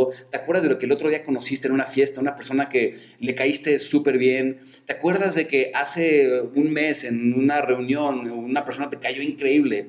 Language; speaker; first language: Spanish; native; Spanish